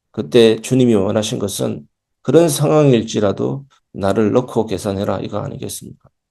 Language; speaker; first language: Korean; native; Korean